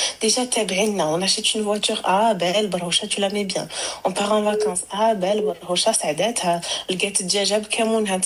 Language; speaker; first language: French; early bilingual, other home language; Arabic